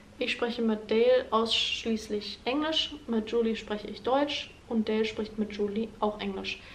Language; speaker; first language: German; native; German